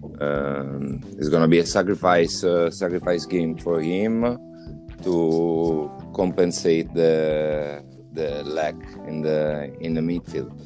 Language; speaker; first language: English; non-native, fluent; Italian